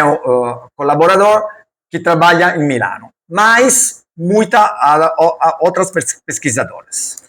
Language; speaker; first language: Portuguese; non-native, learner; Italian